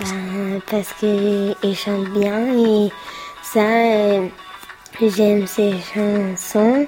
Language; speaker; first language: French; early bilingual, other home language; Pashto